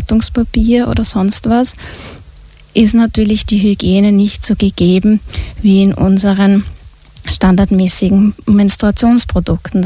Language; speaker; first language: German; native; German